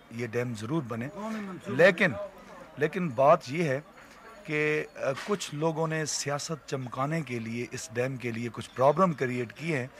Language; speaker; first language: Urdu; non-native, local second language; Punjabi